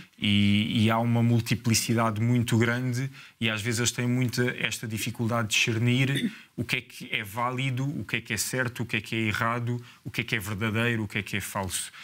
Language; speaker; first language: Portuguese; native; Portuguese